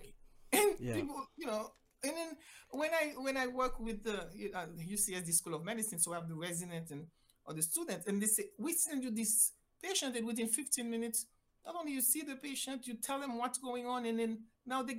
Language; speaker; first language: English; non-native, fluent; Haitian Creole